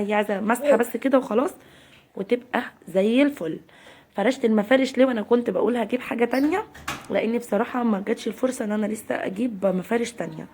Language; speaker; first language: Arabic; native; Arabic